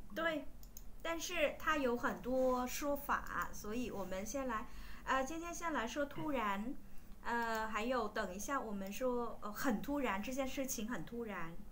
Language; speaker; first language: Chinese; non-native, fluent; Vietnamese